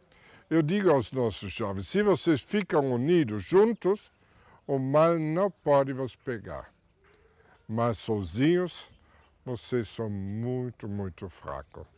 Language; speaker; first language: Portuguese; non-native, fluent; German